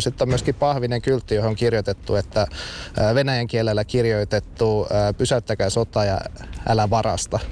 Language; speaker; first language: Finnish; native; Finnish